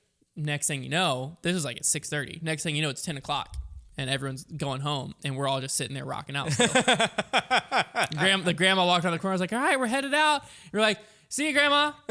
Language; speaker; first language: English; native; English